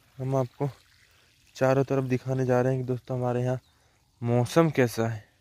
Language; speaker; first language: Hindi; native; Hindi